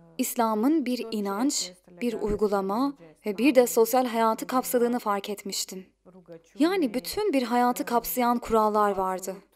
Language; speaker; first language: Turkish; non-native, fluent; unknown